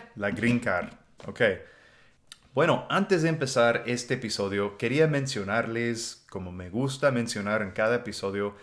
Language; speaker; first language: Spanish; non-native, fluent; English